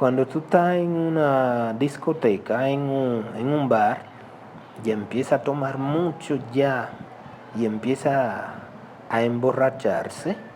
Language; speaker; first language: Spanish; non-native, local second language; Haitian Creole